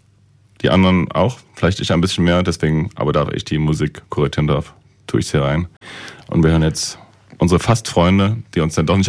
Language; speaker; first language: German; native; German